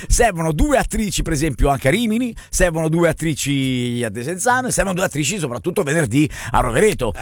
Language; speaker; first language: Italian; native; Italian